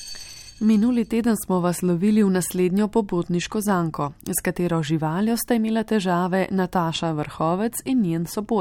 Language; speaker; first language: Slovenian; native; Slovenian